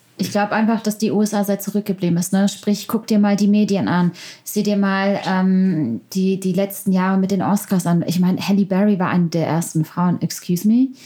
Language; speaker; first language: German; early bilingual, other home language; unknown